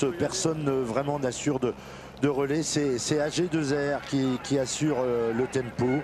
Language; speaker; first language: French; native; French